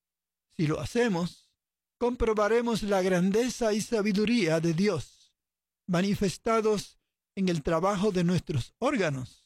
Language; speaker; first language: Spanish; native; Spanish